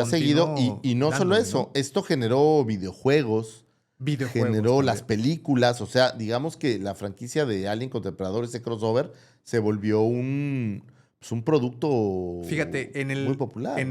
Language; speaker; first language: Spanish; native; Spanish